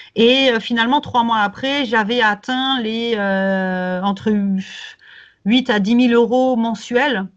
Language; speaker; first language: French; native; French